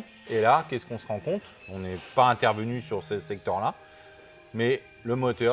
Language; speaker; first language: French; native; French